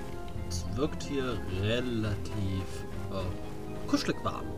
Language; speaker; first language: German; native; German